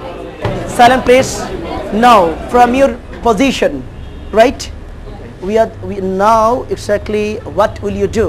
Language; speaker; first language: English; non-native, fluent; Bangla